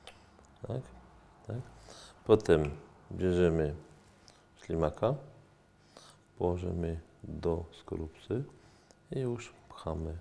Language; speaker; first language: Polish; non-native, fluent; French